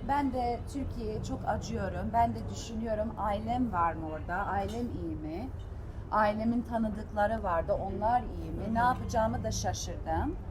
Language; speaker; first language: Turkish; early bilingual, heritage; Turkish